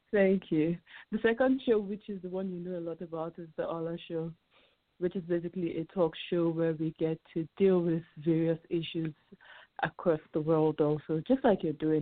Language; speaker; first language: English; non-native, local second language; Yoruba